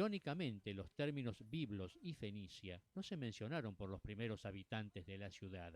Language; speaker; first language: Spanish; native; Spanish